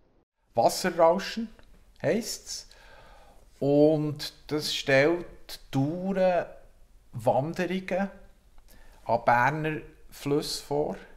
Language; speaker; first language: German; native; German